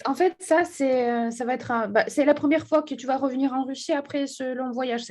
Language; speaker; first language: French; non-native, fluent; Russian